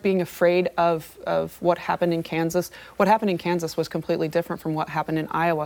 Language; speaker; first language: English; native; English